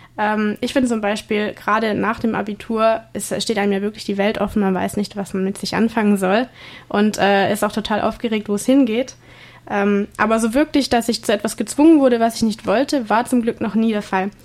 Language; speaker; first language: German; native; German